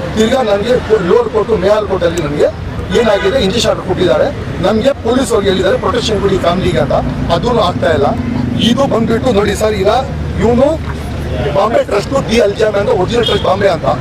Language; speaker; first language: Kannada; non-native, local second language; Urdu